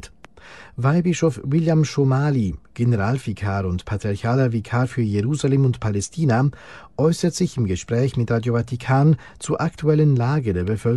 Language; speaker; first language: German; native; German